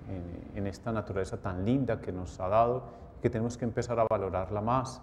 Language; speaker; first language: Spanish; native; Spanish